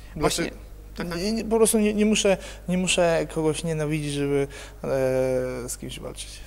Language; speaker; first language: Polish; native; Polish